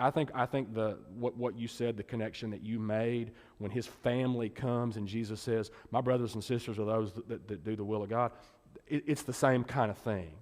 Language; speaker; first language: English; native; English